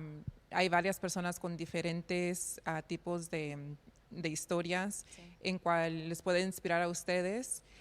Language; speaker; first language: Spanish; early bilingual, heritage; Spanish